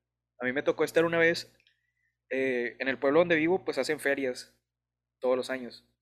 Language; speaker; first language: Spanish; native; Spanish